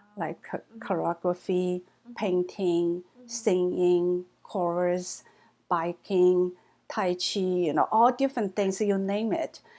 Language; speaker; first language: English; non-native, fluent; Chinese